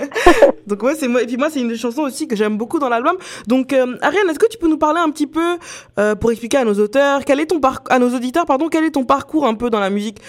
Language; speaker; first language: French; native; French